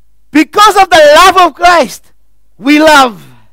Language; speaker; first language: English; non-native, local second language; Afrikaans